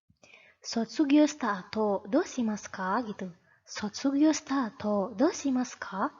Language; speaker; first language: Japanese; non-native, fluent; Indonesian